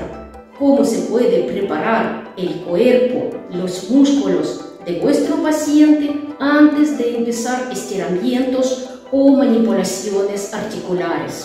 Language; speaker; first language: Spanish; non-native, fluent; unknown